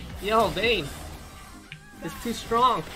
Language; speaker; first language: English; native; English